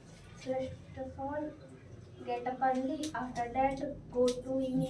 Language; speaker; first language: English; non-native, learner; Hindi